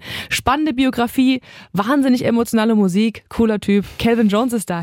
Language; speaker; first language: German; native; German